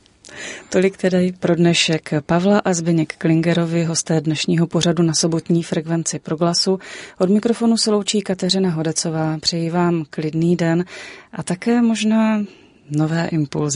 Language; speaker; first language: Czech; native; Czech